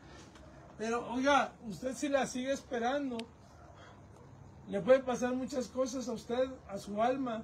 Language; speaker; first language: Spanish; native; Spanish